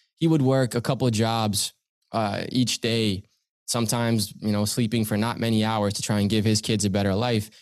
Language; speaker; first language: English; native; English